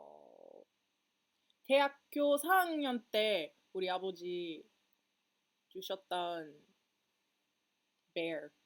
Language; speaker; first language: Korean; non-native, learner; English